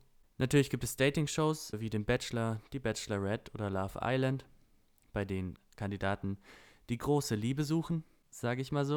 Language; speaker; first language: German; native; German